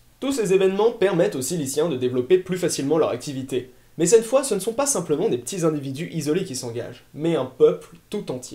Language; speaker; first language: French; native; French